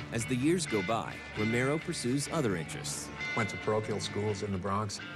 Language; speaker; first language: English; native; English